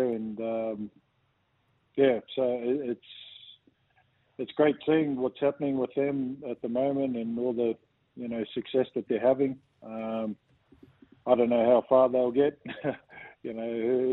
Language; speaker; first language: English; native; English